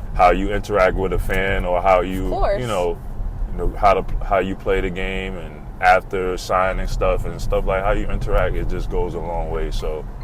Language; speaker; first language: English; native; English